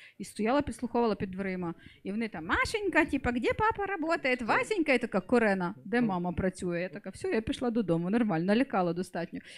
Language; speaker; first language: Ukrainian; non-native, local second language; Russian